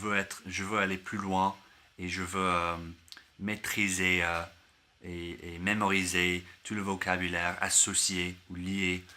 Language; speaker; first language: French; non-native, learner; English